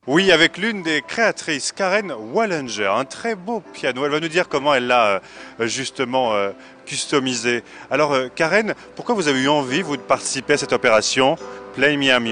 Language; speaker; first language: French; native; French